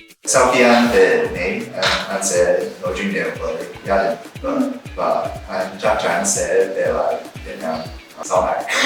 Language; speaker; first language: Vietnamese; non-native, learner; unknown